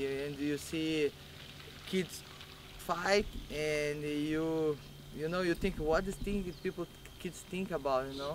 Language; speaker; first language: English; non-native, learner; Portuguese